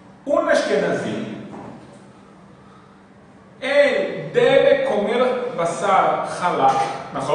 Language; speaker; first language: Spanish; non-native, fluent; Portuguese